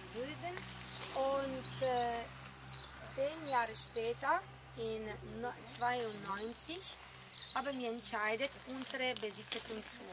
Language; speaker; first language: German; non-native, learner; Italian